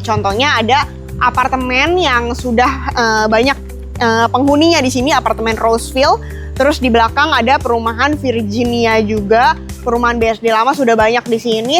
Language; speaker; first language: Indonesian; native; Indonesian